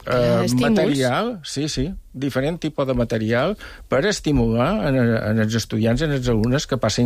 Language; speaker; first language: Catalan; native; Catalan